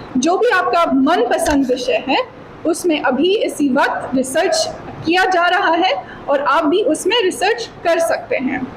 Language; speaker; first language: Hindi; non-native, fluent; English